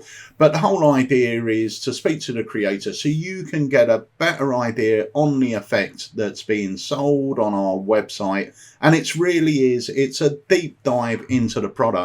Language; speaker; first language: English; native; English